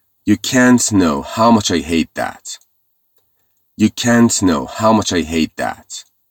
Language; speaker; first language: English; non-native, fluent; Persian